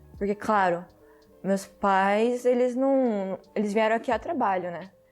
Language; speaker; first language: Portuguese; early bilingual, heritage; Portuguese